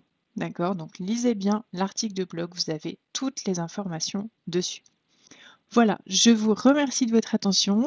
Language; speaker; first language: French; native; French